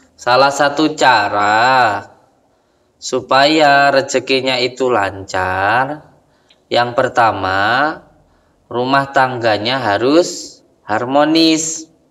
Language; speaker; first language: Indonesian; non-native, local second language; Javanese